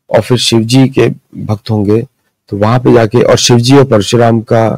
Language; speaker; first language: Hindi; early bilingual, other home language; Marathi